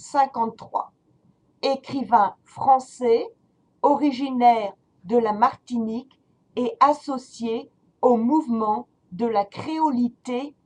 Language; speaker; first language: French; non-native, fluent; English